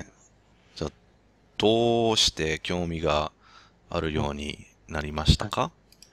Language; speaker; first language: Japanese; non-native, learner; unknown